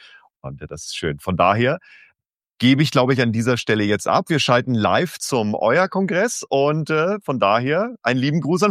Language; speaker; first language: German; native; German